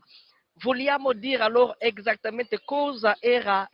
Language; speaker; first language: Italian; non-native, fluent; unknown